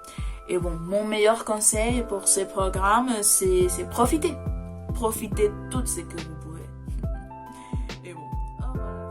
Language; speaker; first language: French; non-native, fluent; Spanish